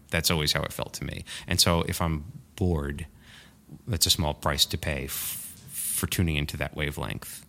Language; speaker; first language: English; native; English